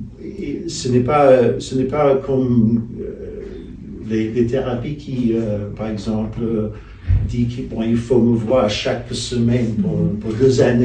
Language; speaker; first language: French; non-native, fluent; English